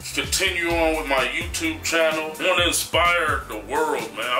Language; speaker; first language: English; native; English